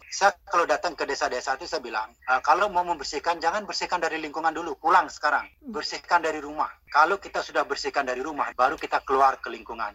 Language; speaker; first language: Indonesian; non-native, local second language; Balinese